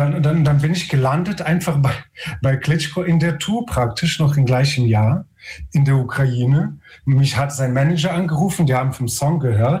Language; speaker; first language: German; non-native, fluent; Ukrainian